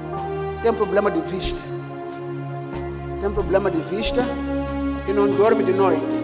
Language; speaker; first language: Portuguese; non-native, local second language; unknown